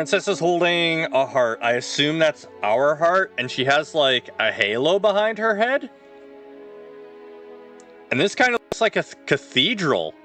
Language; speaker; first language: English; native; English